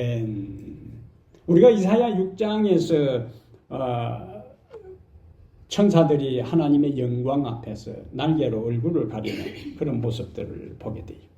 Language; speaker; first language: Korean; native; Korean